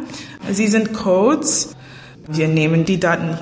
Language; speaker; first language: German; non-native, learner; English